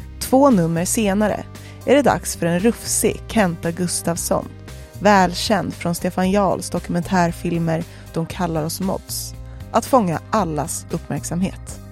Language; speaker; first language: Swedish; native; Swedish